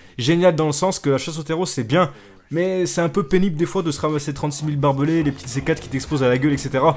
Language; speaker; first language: French; native; French